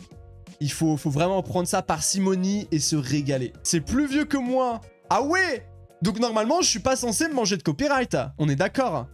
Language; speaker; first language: French; native; French